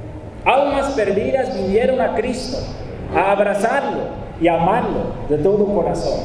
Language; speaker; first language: Spanish; non-native, fluent; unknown